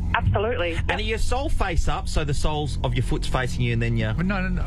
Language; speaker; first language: English; native; English